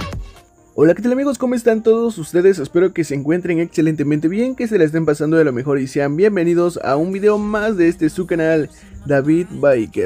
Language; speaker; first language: Spanish; native; Spanish